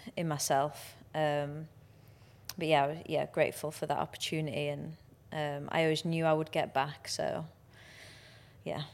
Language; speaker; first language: English; native; English